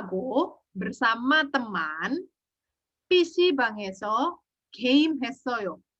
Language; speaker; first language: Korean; non-native, fluent; Indonesian